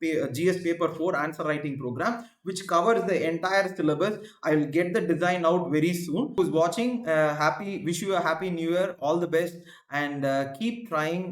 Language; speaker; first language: English; non-native, local second language; Tamil